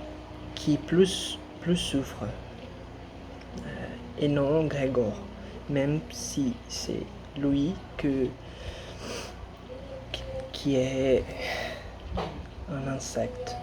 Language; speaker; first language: French; non-native, learner; Portuguese